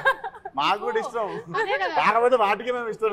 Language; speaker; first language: Telugu; native; Telugu